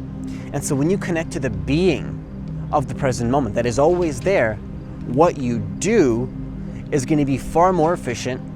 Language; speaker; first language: English; native; English